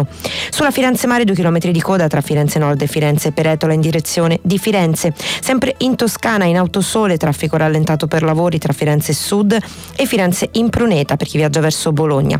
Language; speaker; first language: Italian; native; Italian